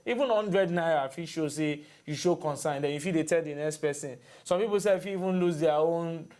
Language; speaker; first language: Nigerian Pidgin; non-native, local second language; Bini